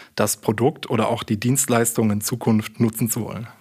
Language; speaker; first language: German; native; German